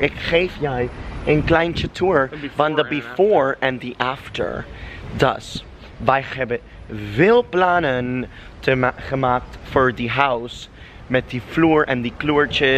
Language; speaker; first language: Dutch; non-native, learner; English